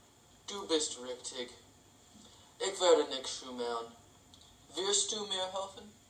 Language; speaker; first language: German; non-native, learner; English